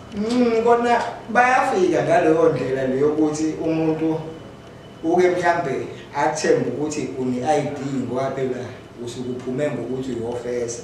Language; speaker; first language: Zulu; native; Zulu